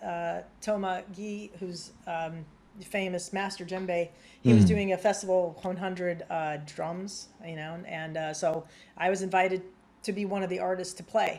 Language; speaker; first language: English; native; English